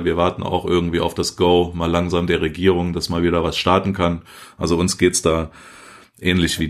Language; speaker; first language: German; native; German